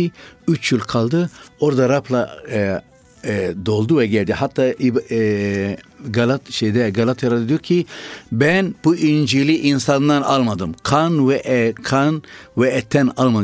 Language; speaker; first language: Turkish; non-native, fluent; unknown